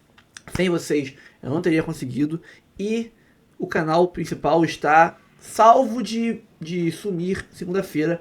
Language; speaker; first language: Portuguese; native; Portuguese